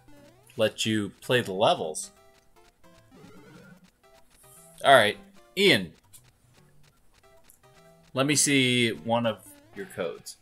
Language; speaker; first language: English; native; English